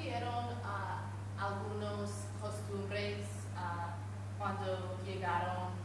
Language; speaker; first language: Spanish; non-native, learner; English